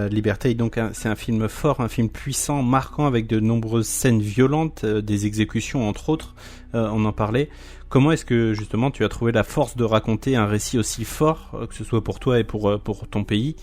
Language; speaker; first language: French; native; French